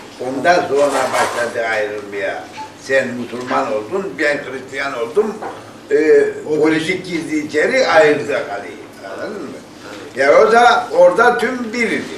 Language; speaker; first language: Turkish; early bilingual, heritage; Turkish